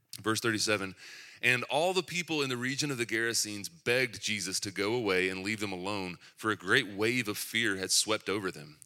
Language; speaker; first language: English; native; English